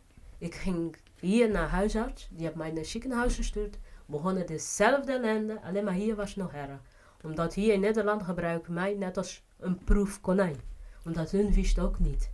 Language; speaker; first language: Dutch; non-native, fluent; Portuguese